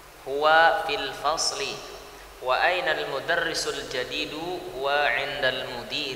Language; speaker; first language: Arabic; non-native, fluent; Indonesian